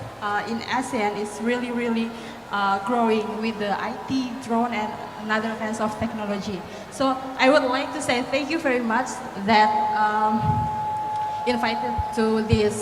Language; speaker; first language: English; non-native, fluent; Indonesian